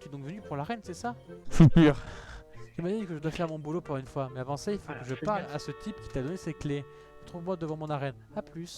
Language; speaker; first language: French; native; French